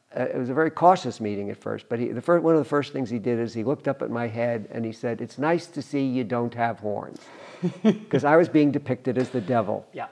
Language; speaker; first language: English; native; English